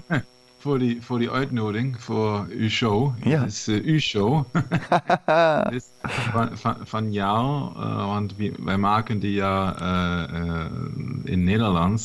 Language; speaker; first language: Dutch; non-native, learner; German